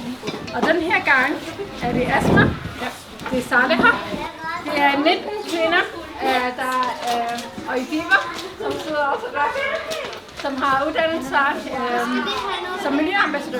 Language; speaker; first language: Danish; non-native, fluent; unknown